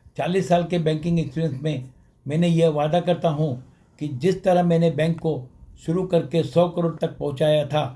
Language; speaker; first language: Hindi; non-native, local second language; Sindhi